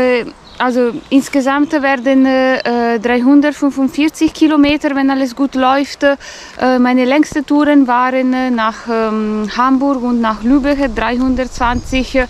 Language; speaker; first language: German; non-native, fluent; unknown